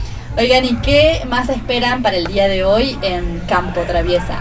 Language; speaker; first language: Spanish; native; Spanish